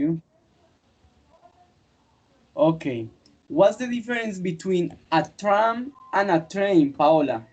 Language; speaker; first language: English; non-native, fluent; Spanish